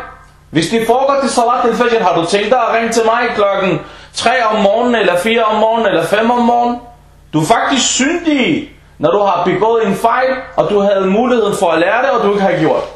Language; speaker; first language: Danish; early bilingual, other home language; Arabic